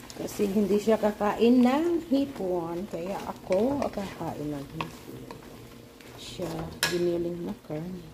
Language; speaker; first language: Filipino; non-native, local second language; Cebuano